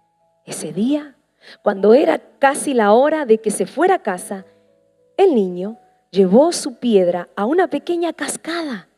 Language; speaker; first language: Spanish; native; Spanish